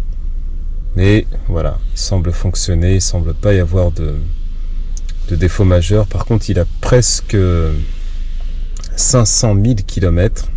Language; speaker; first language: French; native; French